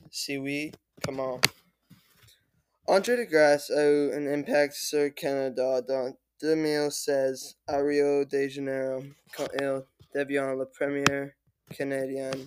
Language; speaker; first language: French; non-native, learner; English